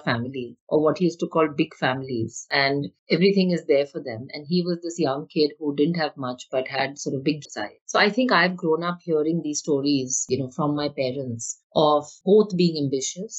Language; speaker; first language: English; non-native, local second language; Hindi